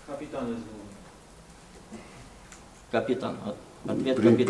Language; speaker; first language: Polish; non-native, learner; Ukrainian